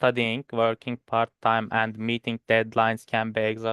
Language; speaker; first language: English; non-native, learner; Turkish